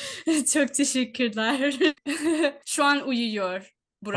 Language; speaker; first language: Turkish; non-native, fluent; Telugu